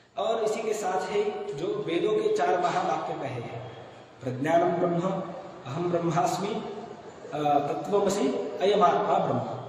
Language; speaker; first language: Hindi; non-native, local second language; Marathi